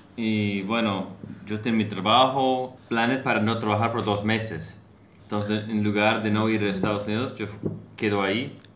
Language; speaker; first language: Spanish; non-native, learner; English